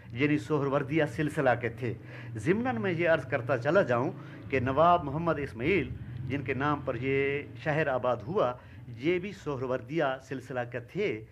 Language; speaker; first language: Urdu; non-native, local second language; Saraiki